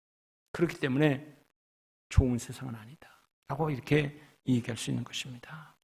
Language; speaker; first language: Korean; native; Korean